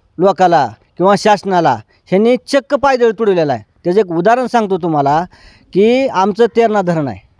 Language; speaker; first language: Marathi; native; Marathi